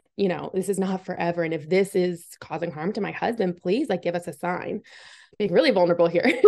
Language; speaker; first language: English; native; English